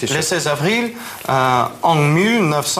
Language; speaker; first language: French; non-native, learner; Russian